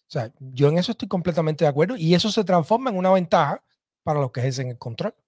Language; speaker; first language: Spanish; native; Spanish